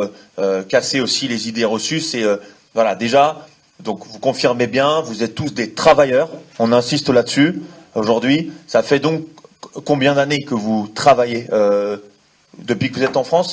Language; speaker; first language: French; native; French